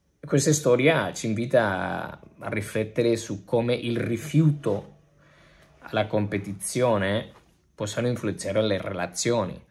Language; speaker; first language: Italian; non-native, fluent; Spanish